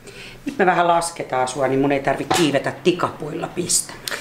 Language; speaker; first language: Finnish; native; Finnish